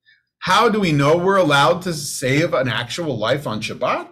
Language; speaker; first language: English; native; English